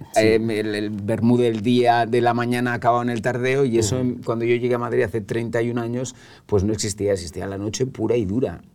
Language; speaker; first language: Spanish; native; Spanish